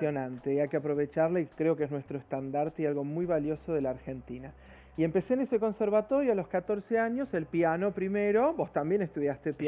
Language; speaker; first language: Spanish; early bilingual, other home language; Portuguese